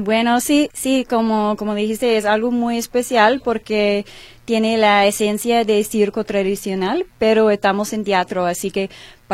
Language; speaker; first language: Spanish; non-native, learner; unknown